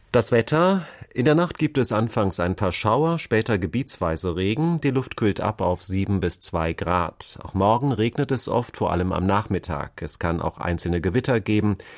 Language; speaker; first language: German; native; German